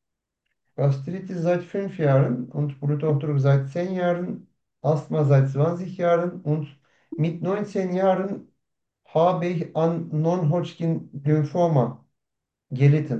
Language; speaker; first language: German; non-native, learner; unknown